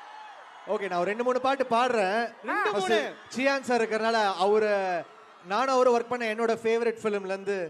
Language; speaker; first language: Tamil; native; Tamil